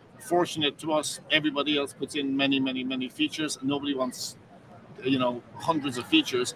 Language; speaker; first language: English; native; English